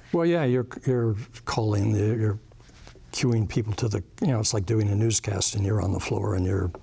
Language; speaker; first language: English; native; English